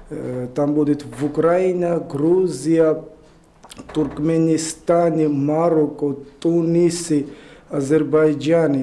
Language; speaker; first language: Russian; non-native, learner; Georgian